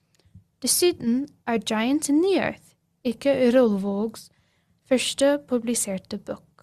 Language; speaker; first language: Norwegian; non-native, learner; English